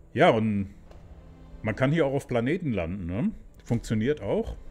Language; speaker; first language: German; native; German